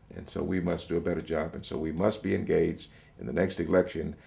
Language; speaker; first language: English; native; English